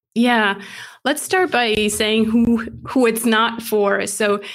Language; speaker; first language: English; non-native, fluent; Swiss German